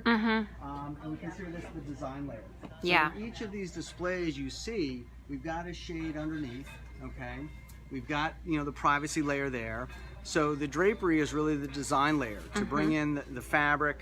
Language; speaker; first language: English; native; English